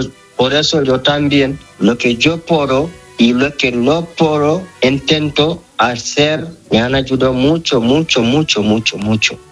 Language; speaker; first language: Spanish; non-native, learner; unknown